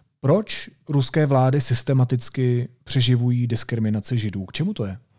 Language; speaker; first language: Czech; native; Czech